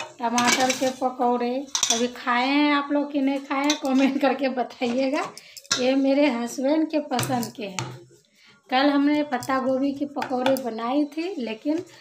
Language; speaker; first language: Hindi; native; Hindi